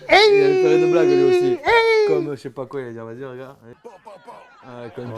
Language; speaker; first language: French; native; French